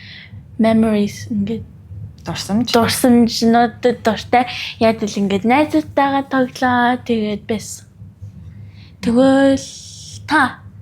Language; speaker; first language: Mongolian; early bilingual, heritage; Mongolian